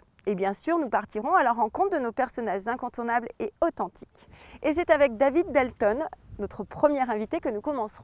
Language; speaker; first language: French; native; French